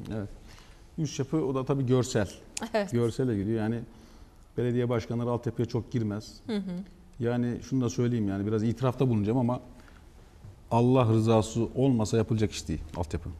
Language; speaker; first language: Turkish; native; Turkish